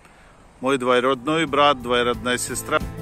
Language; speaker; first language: Russian; non-native, fluent; Hindi